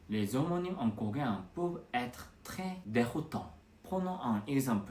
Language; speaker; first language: French; non-native, fluent; Korean